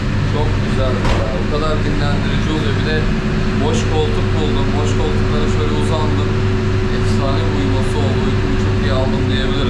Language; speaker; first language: Turkish; native; Turkish